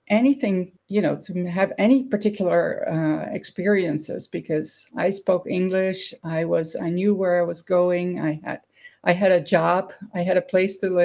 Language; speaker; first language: English; non-native, fluent; Dutch